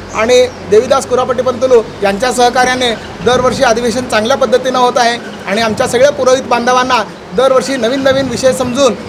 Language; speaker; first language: Marathi; non-native, local second language; Telugu